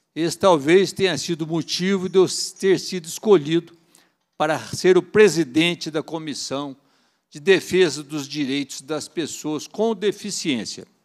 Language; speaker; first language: Portuguese; native; Portuguese